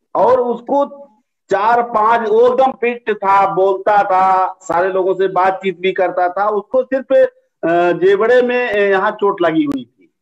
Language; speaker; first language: Hindi; native; Hindi